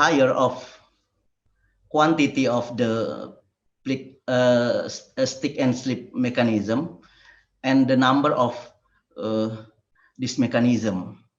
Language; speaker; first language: English; non-native, learner; Indonesian